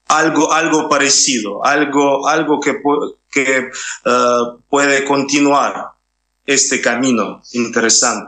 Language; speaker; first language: Spanish; non-native, fluent; Russian